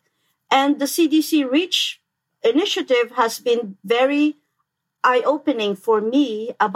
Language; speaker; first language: English; non-native, local second language; Filipino